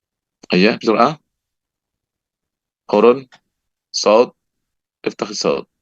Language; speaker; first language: Arabic; non-native, fluent; Indonesian